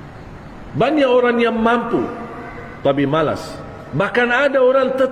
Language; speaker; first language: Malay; non-native, fluent; Arabic